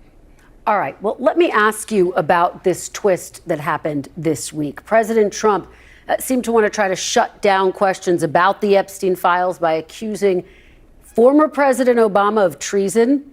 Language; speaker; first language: English; native; English